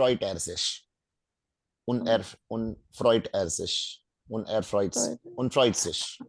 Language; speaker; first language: German; non-native, fluent; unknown